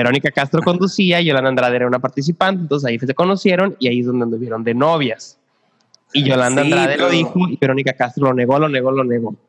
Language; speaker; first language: Spanish; native; Spanish